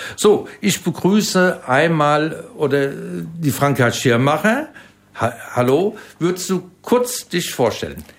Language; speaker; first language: German; native; German